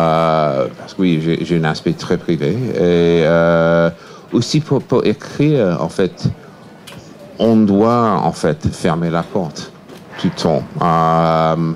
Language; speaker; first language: French; non-native, fluent; English